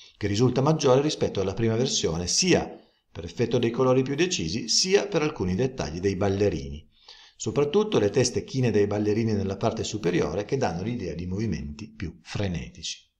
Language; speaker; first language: Italian; native; Italian